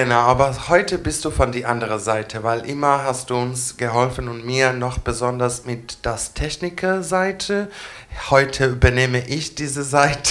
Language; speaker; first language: German; non-native, fluent; Greek